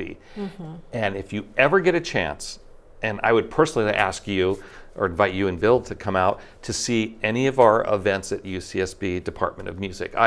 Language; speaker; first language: English; native; English